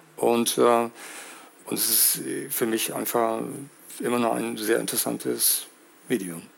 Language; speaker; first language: German; native; German